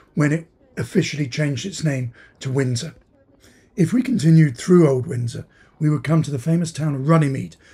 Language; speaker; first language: English; native; English